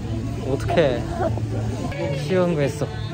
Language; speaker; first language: Korean; non-native, learner; Japanese